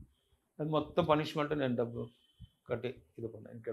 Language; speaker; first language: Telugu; non-native, learner; Tamil